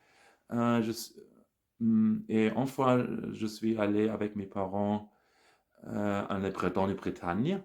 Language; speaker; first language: French; non-native, learner; German